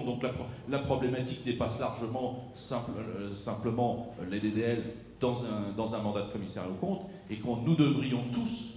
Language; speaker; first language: French; native; French